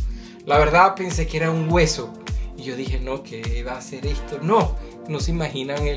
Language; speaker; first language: Spanish; native; Spanish